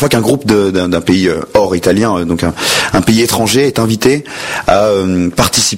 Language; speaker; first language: French; native; French